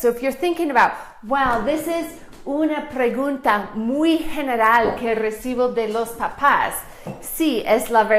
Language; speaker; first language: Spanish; non-native, fluent; English